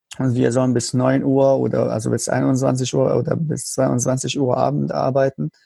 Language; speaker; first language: German; non-native, learner; Arabic